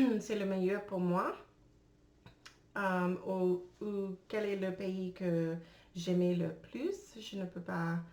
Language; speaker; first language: French; non-native, learner; English